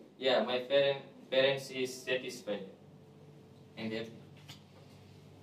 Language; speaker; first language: English; non-native, learner; Gujarati